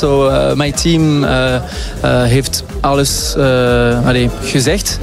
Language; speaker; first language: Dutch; non-native, local second language; French